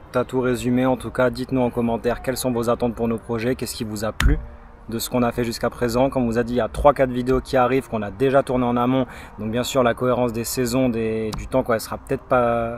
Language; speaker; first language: French; native; French